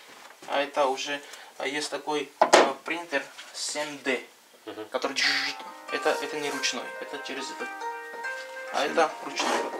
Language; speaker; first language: Russian; non-native, learner; Georgian